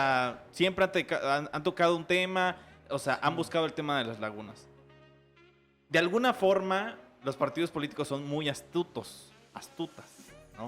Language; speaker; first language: Spanish; native; Spanish